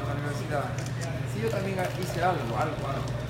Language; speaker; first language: Portuguese; non-native, learner; Spanish